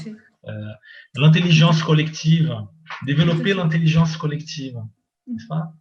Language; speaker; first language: French; non-native, fluent; Portuguese